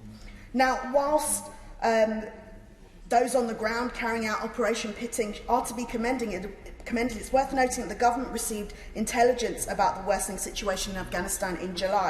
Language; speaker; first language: English; native; English